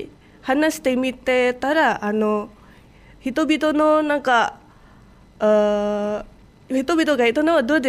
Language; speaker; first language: Japanese; non-native, fluent; Indonesian